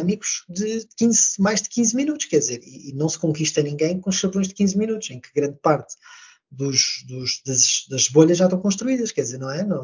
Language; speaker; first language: Portuguese; native; Portuguese